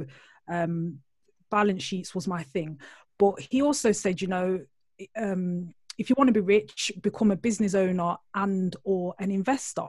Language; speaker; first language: English; native; English